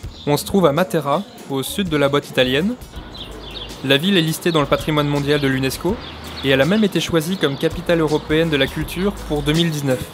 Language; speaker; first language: French; native; French